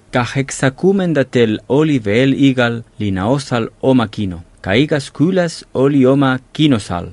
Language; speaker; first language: Estonian; non-native, fluent; Catalan